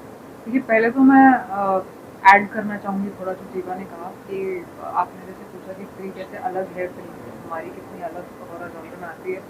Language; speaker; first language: Hindi; native; Hindi